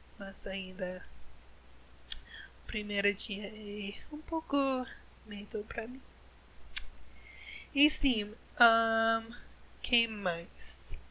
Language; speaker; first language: Portuguese; non-native, learner; English